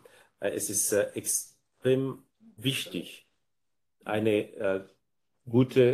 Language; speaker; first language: German; non-native, fluent; Bulgarian